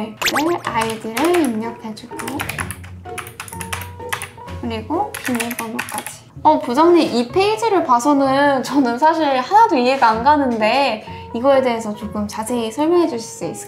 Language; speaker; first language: Korean; native; Korean